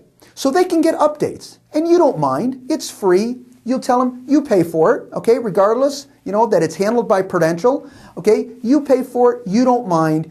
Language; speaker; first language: English; native; English